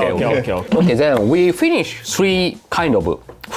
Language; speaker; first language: English; non-native, learner; Japanese